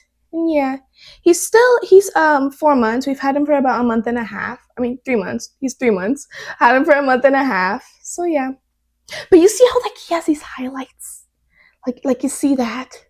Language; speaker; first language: English; native; English